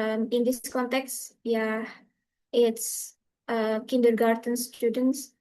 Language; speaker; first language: English; non-native, fluent; Indonesian